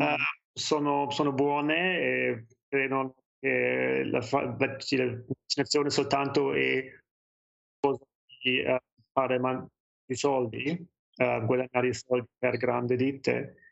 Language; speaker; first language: Italian; non-native, learner; German